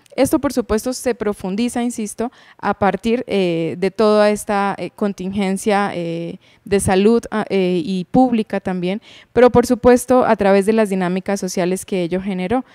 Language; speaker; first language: Spanish; native; Spanish